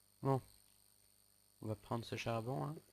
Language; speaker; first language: French; native; French